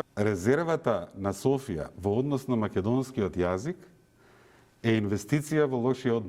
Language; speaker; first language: Macedonian; native; Macedonian